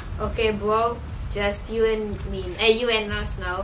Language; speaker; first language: English; non-native, fluent; Indonesian